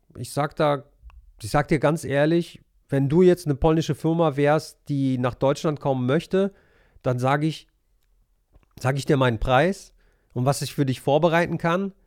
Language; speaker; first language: German; early bilingual, other home language; Polish